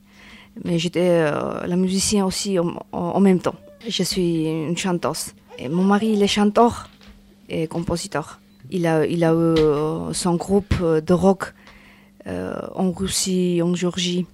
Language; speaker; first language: French; non-native, learner; Georgian